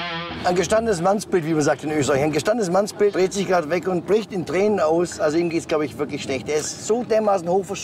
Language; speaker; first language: German; native; German